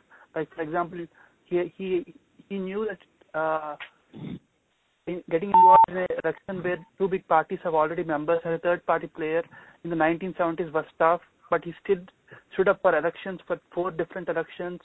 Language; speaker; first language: English; non-native, local second language; Telugu